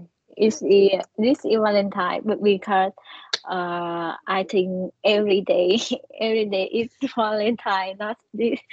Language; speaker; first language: English; non-native, learner; Vietnamese